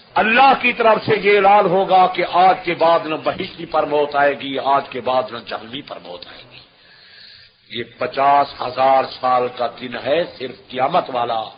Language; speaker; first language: Urdu; non-native, local second language; Saraiki